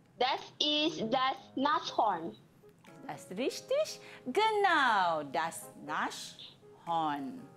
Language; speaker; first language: German; non-native, fluent; Malay